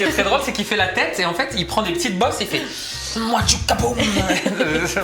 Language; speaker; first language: French; native; French